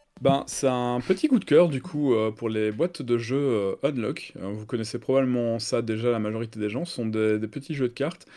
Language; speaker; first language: French; native; French